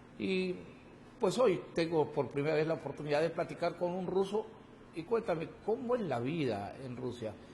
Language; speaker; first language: Spanish; native; Spanish